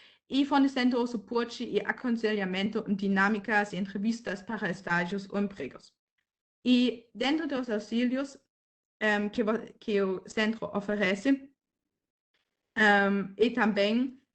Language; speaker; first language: Portuguese; non-native, fluent; German